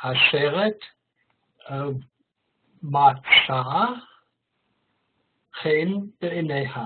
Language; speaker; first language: Hebrew; non-native, learner; German